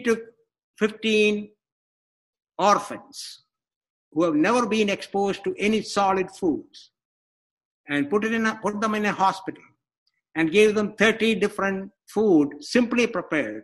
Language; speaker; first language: English; non-native, local second language; Malayalam